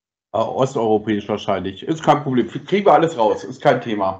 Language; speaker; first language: German; native; German